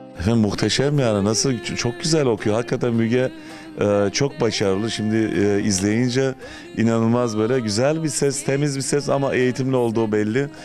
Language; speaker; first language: Turkish; native; Turkish